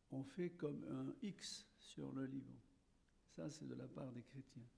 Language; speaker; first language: French; non-native, local second language; Arabic